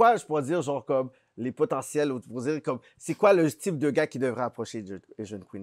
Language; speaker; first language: French; native; French